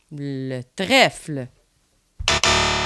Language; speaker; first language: French; native; French